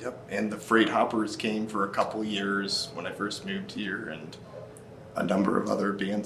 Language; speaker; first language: English; native; English